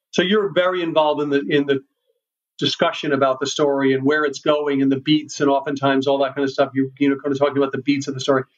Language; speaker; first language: English; native; English